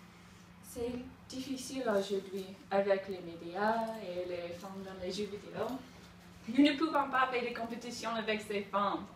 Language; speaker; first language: French; non-native, learner; English